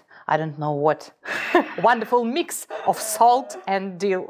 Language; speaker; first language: English; non-native, fluent; Russian